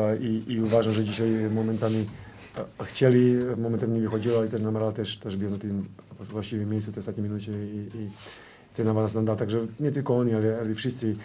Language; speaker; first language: Polish; non-native, fluent; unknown